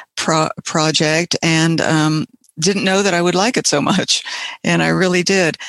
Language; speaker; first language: English; native; English